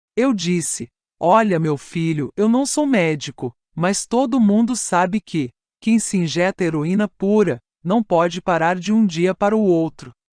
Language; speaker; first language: Portuguese; non-native, fluent; Italian